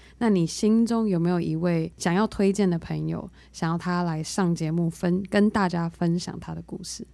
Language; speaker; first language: Chinese; native; Chinese